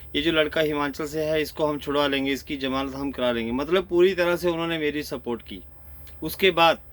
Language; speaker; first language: Hindi; native; Hindi